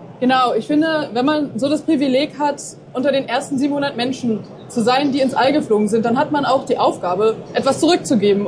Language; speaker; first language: German; native; German